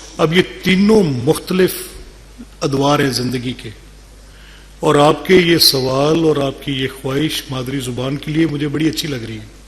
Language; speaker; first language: Urdu; non-native, local second language; Punjabi